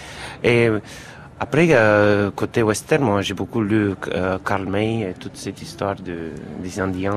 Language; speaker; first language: French; non-native, fluent; Romanian